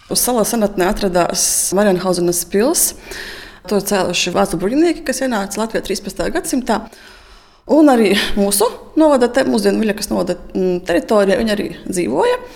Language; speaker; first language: Latvian; native; Latvian